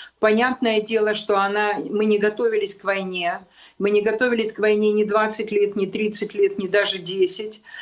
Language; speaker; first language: Russian; non-native, local second language; Ukrainian